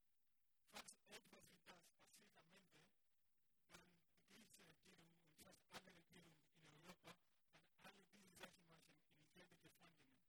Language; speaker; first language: German; non-native, learner; Greek